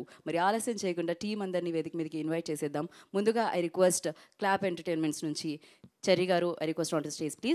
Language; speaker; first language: Telugu; native; Telugu